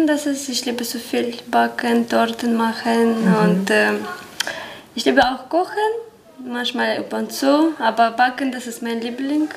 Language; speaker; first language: German; non-native, learner; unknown